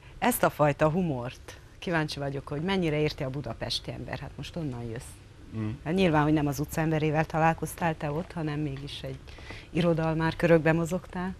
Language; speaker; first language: Hungarian; native; Hungarian